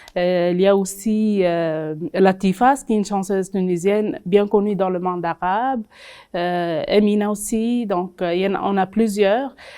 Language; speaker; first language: French; non-native, local second language; Arabic